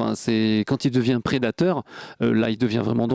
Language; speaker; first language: French; native; French